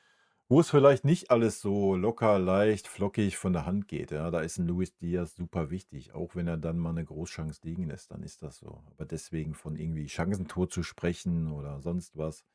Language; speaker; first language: German; native; German